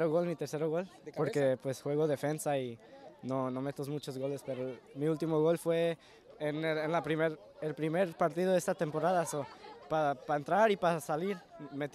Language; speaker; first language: Spanish; early bilingual, heritage; Spanish